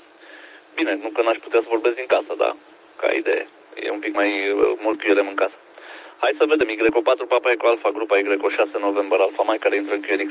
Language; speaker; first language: Romanian; native; Romanian